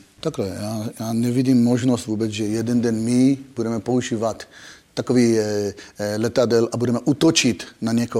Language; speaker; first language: Czech; non-native, fluent; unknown